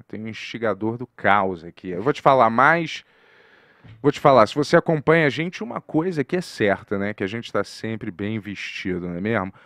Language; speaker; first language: Portuguese; native; Portuguese